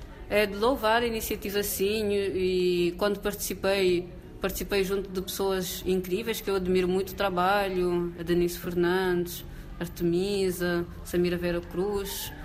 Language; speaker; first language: Portuguese; non-native, local second language; Kabuverdianu